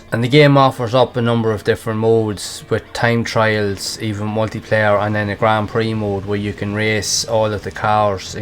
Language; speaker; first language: English; native; English